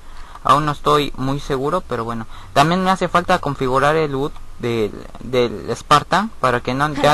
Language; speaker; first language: Spanish; native; Spanish